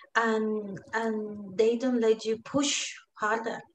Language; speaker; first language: English; non-native, fluent; Spanish